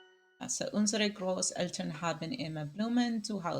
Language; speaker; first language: German; non-native, learner; English